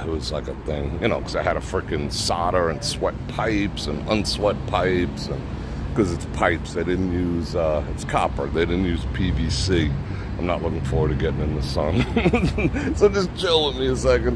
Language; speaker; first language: English; native; English